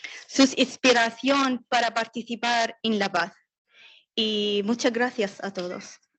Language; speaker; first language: Spanish; non-native, learner; Arabic